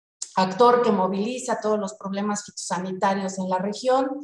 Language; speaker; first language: Spanish; native; Spanish